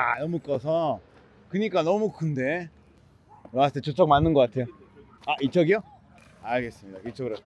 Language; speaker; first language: Korean; non-native, fluent; Spanish